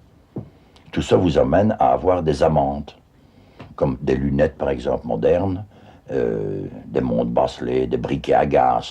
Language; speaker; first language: French; native; French